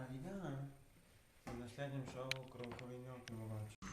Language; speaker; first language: Slovenian; early bilingual, other home language; Polish